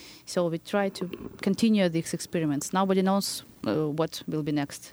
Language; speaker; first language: English; non-native, fluent; Ukrainian